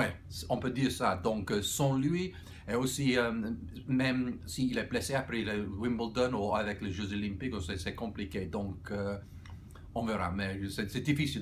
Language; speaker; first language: French; non-native, fluent; English